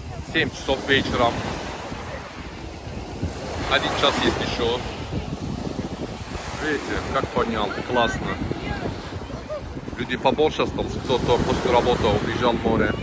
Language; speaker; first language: Russian; non-native, learner; Turkish